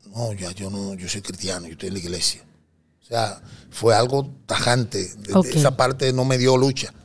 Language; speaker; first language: Spanish; native; Spanish